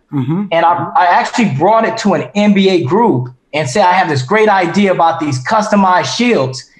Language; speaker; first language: English; native; English